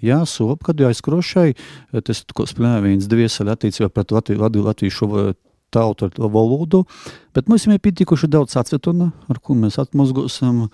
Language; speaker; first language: Latvian; non-native, local second language; Russian